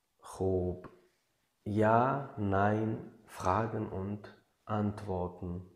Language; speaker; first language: German; non-native, learner; Tajik